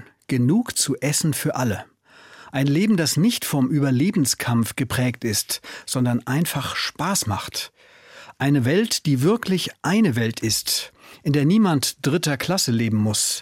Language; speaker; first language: German; native; German